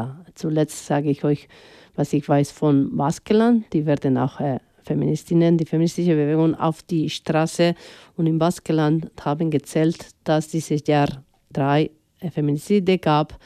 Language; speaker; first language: German; non-native, fluent; Spanish